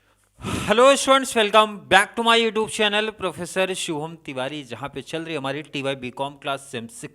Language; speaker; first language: Hindi; native; Hindi